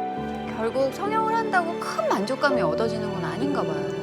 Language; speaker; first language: Korean; native; Korean